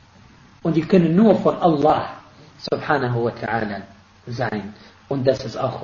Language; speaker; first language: German; non-native, fluent; Arabic